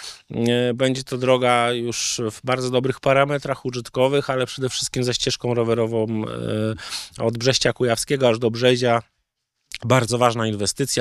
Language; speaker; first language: Polish; native; Polish